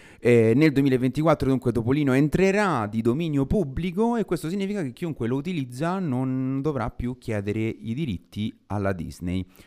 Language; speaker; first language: Italian; native; Italian